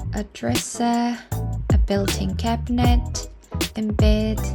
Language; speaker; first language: English; non-native, fluent; Korean